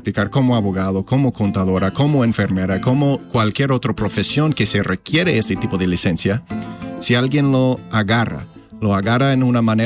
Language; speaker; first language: Spanish; non-native, fluent; English